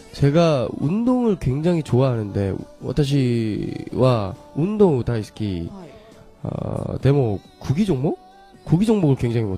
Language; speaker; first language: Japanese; non-native, learner; Korean